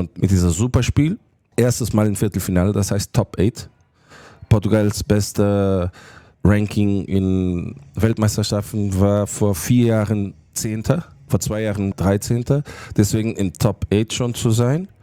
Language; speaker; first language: German; non-native, fluent; Portuguese